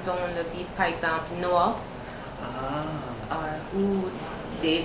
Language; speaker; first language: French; non-native, learner; English